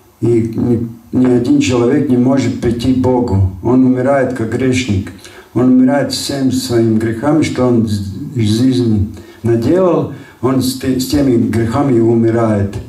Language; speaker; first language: Russian; non-native, local second language; Latvian